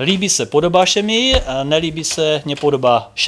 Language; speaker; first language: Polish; non-native, learner; Czech